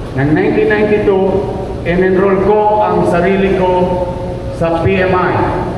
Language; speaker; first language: Filipino; native; Filipino